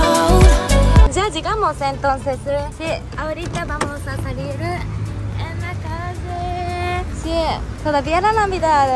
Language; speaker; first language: Spanish; non-native, learner; Japanese